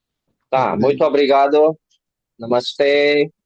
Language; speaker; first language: Portuguese; non-native, learner; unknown